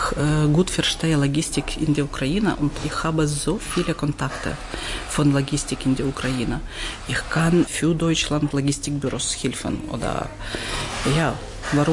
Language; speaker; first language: German; non-native, learner; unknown